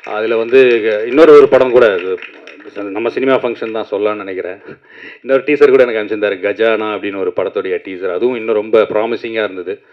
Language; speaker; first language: Tamil; native; Tamil